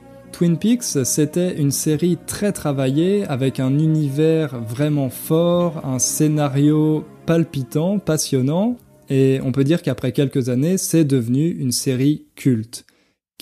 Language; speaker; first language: French; native; French